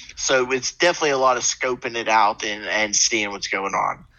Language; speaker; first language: English; native; English